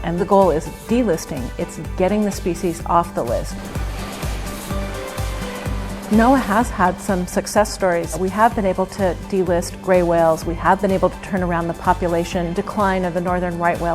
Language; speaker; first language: English; native; English